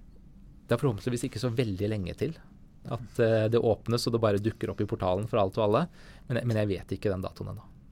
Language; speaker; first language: Norwegian; native; Norwegian